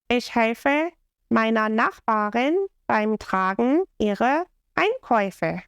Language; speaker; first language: German; non-native, fluent; English